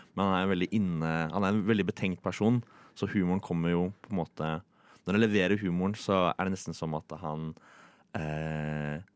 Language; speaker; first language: Norwegian; native; Norwegian